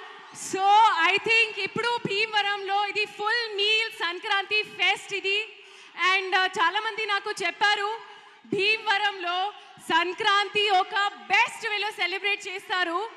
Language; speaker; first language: Telugu; non-native, learner; Hindi